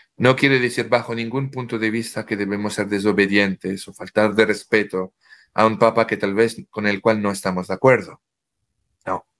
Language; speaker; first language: Spanish; non-native, fluent; French